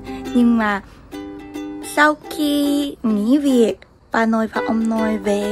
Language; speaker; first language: Vietnamese; non-native, learner; Korean